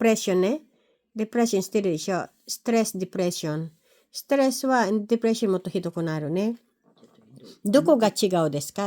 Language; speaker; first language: Japanese; non-native, learner; Filipino